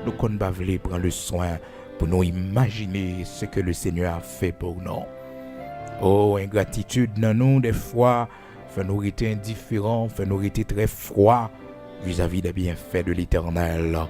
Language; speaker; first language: French; non-native, local second language; Haitian Creole